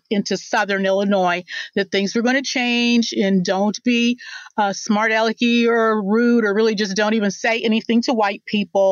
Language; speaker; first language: English; native; English